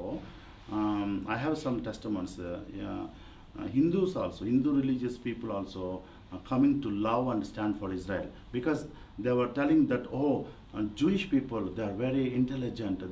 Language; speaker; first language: English; non-native, local second language; Telugu